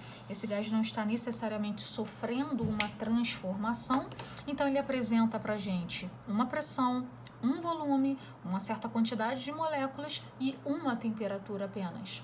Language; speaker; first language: Portuguese; native; Portuguese